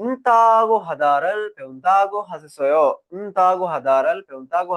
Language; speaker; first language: Korean; non-native, fluent; Sinhala